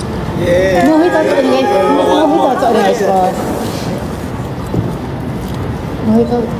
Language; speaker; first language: Japanese; non-native, learner; Filipino